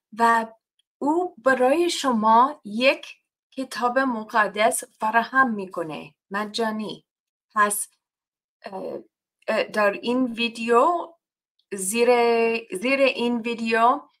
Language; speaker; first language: Persian; non-native, fluent; English